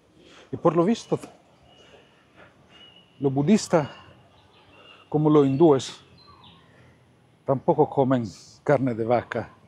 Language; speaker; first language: Spanish; non-native, fluent; Italian